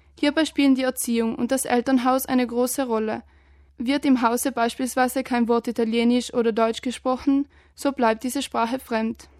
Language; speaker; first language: German; native; German